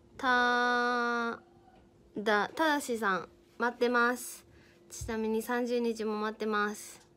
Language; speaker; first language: Japanese; native; Japanese